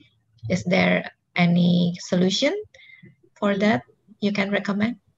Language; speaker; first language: English; non-native, local second language; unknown